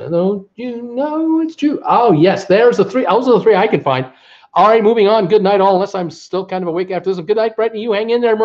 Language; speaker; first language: English; native; English